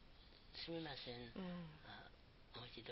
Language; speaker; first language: Japanese; non-native, learner; Nepali